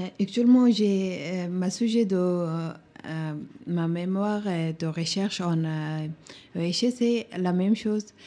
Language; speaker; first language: French; non-native, learner; Persian